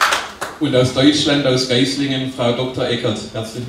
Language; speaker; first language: German; native; German